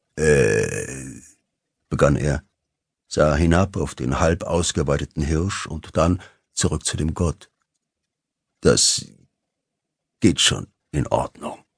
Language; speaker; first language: German; native; German